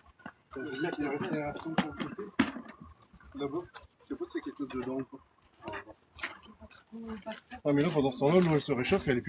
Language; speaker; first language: French; native; French